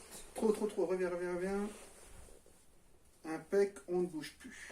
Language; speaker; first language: French; native; French